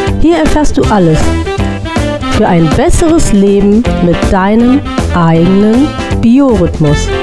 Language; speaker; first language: German; native; German